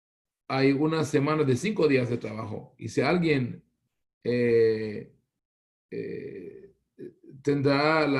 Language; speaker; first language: Spanish; non-native, fluent; Hebrew